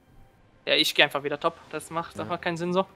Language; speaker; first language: German; native; German